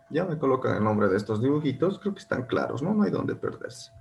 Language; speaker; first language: Spanish; native; Spanish